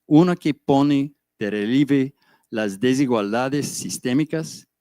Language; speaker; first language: Spanish; non-native, fluent; English